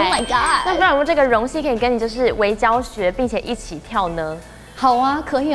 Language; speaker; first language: Chinese; native; Chinese